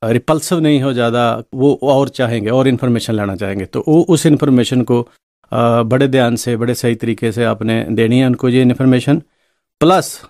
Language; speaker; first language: Hindi; non-native, local second language; Punjabi